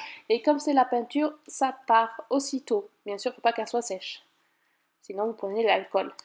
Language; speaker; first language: French; native; French